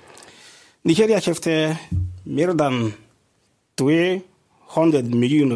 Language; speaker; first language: Dutch; non-native, fluent; Igbo